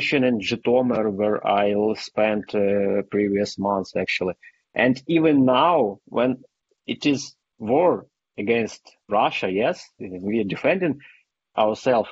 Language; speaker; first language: English; non-native, fluent; Ukrainian